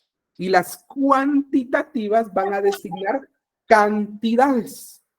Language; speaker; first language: Spanish; native; Spanish